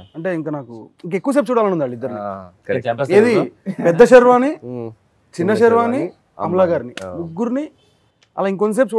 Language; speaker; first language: Telugu; native; Telugu